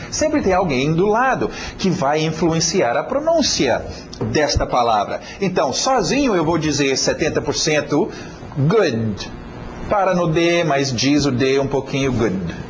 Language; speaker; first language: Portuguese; non-native, fluent; English